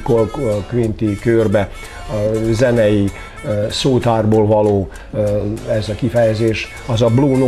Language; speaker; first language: Hungarian; non-native, local second language; Serbian